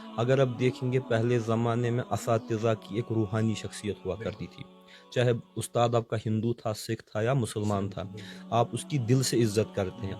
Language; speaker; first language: Urdu; non-native, local second language; Kashmiri